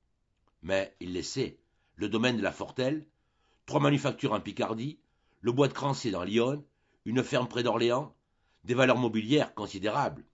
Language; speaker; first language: French; native; French